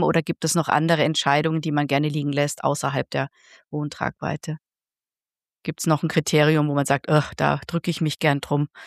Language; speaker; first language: German; native; German